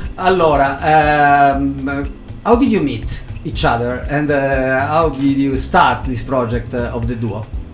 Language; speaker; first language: English; non-native, learner; Italian